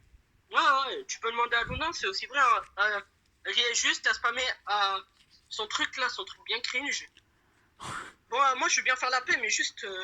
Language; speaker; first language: French; native; French